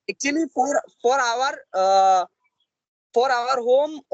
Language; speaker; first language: English; non-native, learner; Assamese